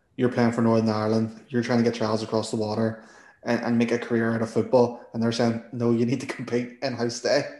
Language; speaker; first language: English; native; English